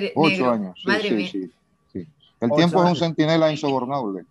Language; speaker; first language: Spanish; native; Spanish